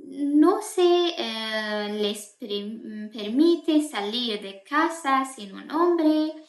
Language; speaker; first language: Spanish; non-native, fluent; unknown